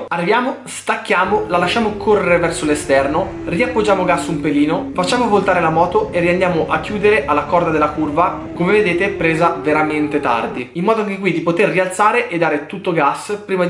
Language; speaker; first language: Italian; native; Italian